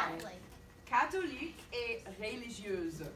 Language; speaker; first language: French; non-native, fluent; English